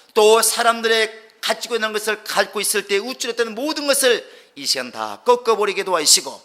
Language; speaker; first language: Korean; native; Korean